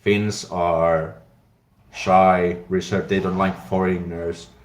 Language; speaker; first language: English; non-native, fluent; Finnish